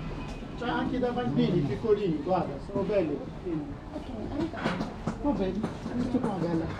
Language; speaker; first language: Italian; non-native, fluent; Arabic